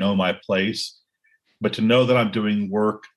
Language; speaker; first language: English; native; English